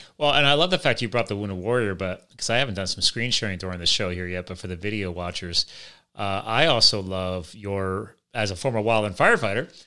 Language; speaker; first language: English; native; English